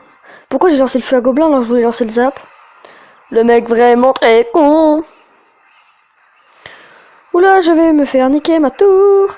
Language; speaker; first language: French; native; French